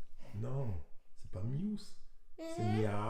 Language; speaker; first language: French; native; French